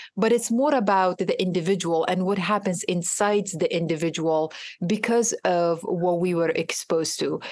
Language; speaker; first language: English; non-native, fluent; Arabic